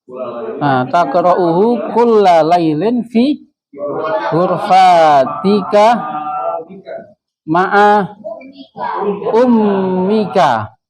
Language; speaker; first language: Arabic; non-native, fluent; Indonesian